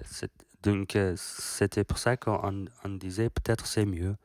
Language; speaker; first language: French; non-native, learner; Persian